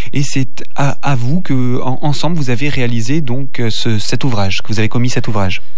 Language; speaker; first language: French; native; French